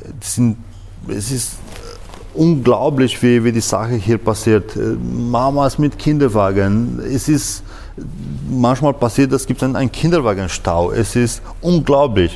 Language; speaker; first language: German; non-native, fluent; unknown